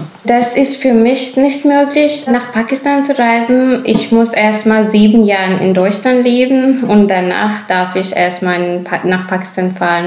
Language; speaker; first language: German; non-native, fluent; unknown